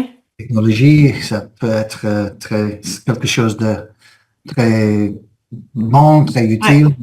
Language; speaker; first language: French; non-native, fluent; English